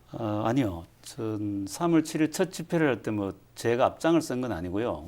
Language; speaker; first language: Korean; native; Korean